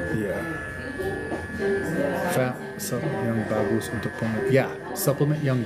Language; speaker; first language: Indonesian; non-native, learner; English